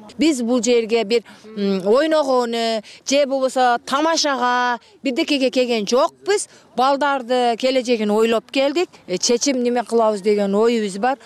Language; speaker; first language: Kyrgyz; native; Kyrgyz